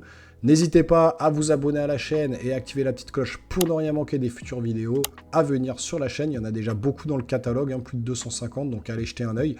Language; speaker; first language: French; native; French